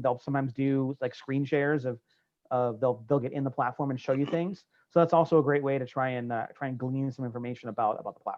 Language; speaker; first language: English; native; English